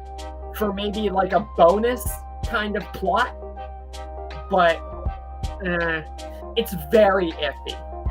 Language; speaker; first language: English; native; English